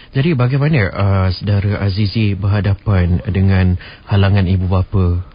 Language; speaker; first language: Malay; native; Malay